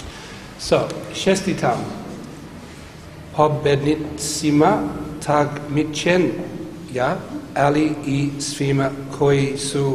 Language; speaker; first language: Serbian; non-native, learner; English